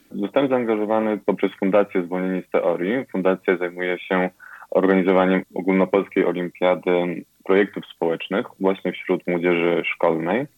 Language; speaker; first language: Polish; early bilingual, other home language; Ukrainian